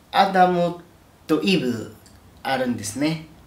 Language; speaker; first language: Japanese; non-native, fluent; Arabic